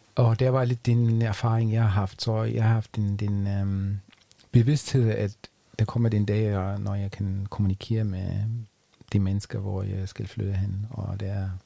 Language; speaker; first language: Danish; non-native, fluent; German